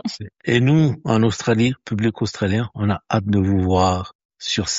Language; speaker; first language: French; native; French